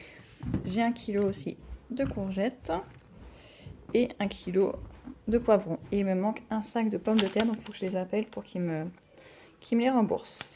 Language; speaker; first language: French; native; French